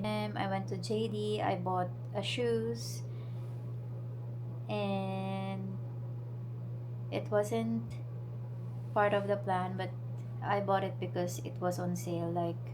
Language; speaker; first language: English; non-native, local second language; Filipino